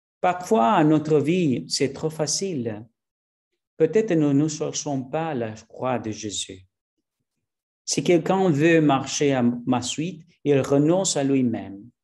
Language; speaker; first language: French; non-native, learner; Spanish